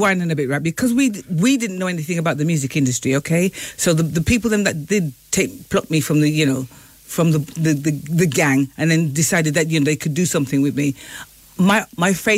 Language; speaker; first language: English; native; English